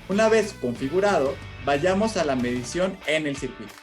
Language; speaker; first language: Spanish; native; Spanish